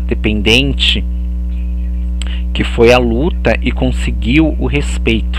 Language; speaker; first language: Portuguese; native; Portuguese